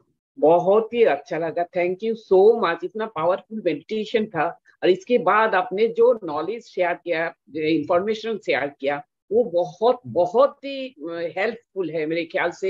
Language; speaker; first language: Hindi; non-native, local second language; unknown